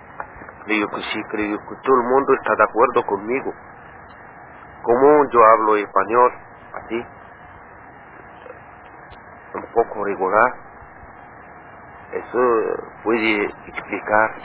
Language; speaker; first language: Spanish; non-native, learner; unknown